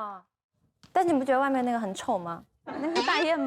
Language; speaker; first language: Chinese; native; Chinese